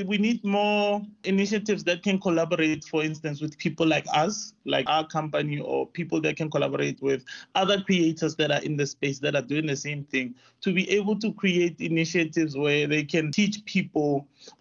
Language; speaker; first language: English; non-native, local second language; Tswana